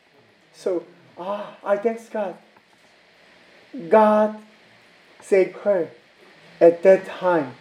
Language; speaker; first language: English; non-native, learner; Korean